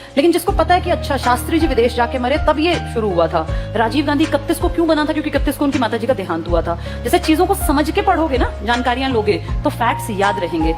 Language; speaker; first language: Hindi; native; Hindi